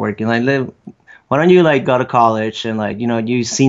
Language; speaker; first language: English; non-native, fluent; Spanish